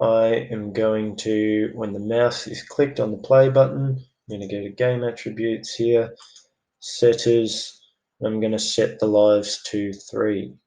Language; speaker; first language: English; native; English